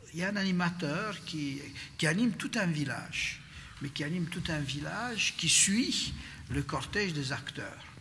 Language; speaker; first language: French; non-native, fluent; Romanian